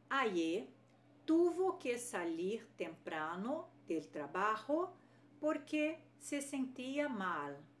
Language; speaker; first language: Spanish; non-native, fluent; Portuguese